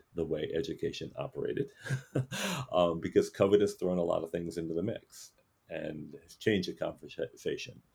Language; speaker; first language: English; native; English